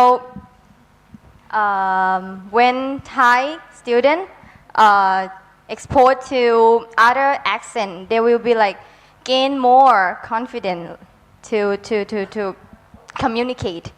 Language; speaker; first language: English; non-native, learner; Thai